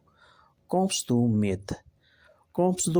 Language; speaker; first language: German; non-native, learner; Urdu